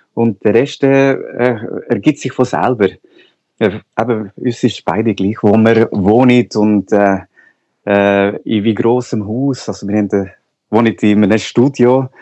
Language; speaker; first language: Swiss German; non-native, local second language; Spanish